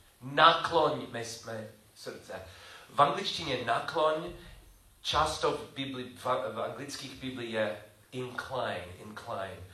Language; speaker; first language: Czech; non-native, learner; English